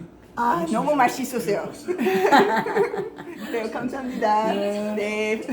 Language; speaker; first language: Korean; non-native, learner; English